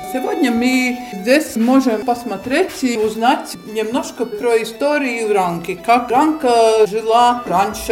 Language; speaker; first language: Russian; non-native, local second language; Latvian